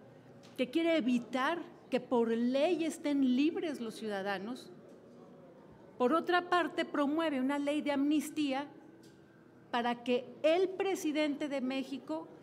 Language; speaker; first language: Spanish; native; Spanish